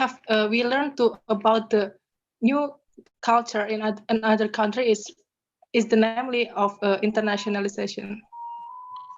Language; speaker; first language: English; non-native, learner; Indonesian